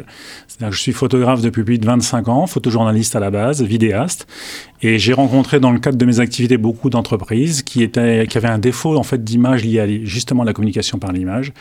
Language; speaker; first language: French; native; French